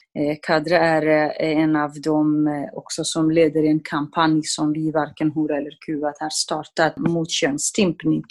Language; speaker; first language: Swedish; non-native, fluent; Kurdish